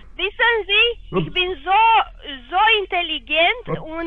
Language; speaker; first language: German; non-native, fluent; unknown